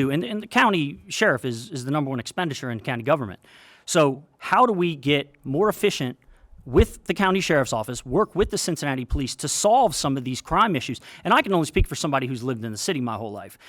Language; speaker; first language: English; native; English